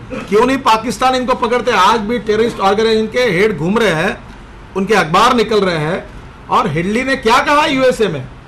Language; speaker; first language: Hindi; non-native, local second language; Marathi